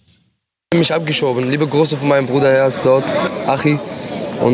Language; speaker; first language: German; non-native, learner; Arabic